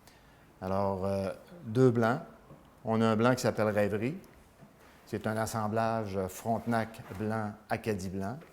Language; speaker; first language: French; native; French